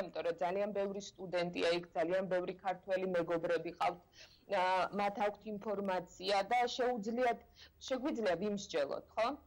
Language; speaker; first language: Georgian; non-native, local second language; Azerbaijani